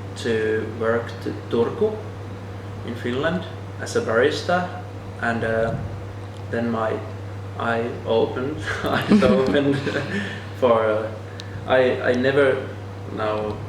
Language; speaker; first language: English; non-native, fluent; Finnish